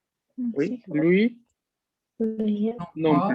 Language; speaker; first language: French; non-native, fluent; Spanish